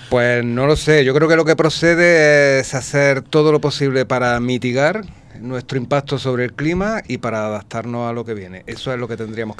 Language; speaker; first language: Spanish; native; Spanish